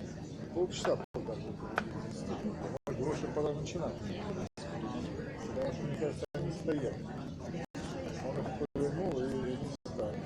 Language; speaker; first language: Russian; native; Russian